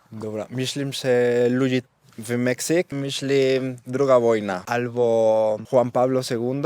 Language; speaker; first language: Polish; non-native, learner; Spanish